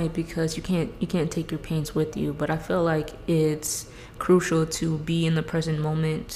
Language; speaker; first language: English; native; English